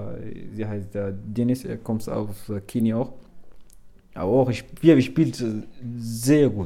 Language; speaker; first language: German; non-native, learner; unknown